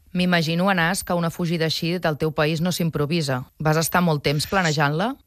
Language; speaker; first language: Catalan; native; Catalan